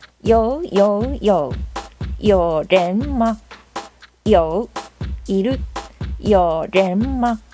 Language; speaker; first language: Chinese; non-native, fluent; Japanese